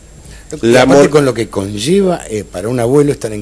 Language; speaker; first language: Spanish; native; Spanish